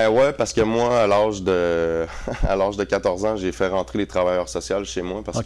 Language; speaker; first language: French; native; French